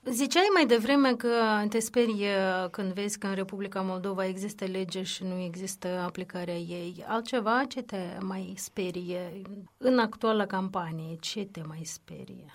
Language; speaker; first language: Romanian; native; Romanian